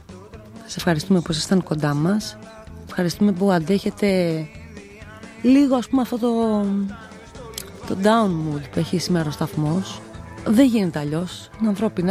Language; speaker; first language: Greek; native; Greek